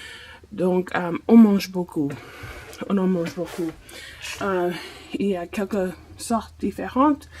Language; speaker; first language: French; non-native, fluent; English